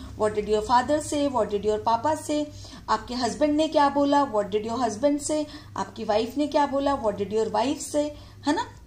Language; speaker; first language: Hindi; native; Hindi